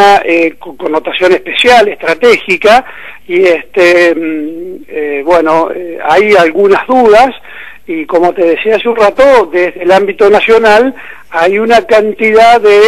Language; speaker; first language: Spanish; native; Spanish